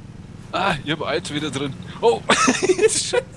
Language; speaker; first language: German; native; German